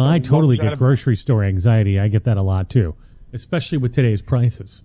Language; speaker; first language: English; native; English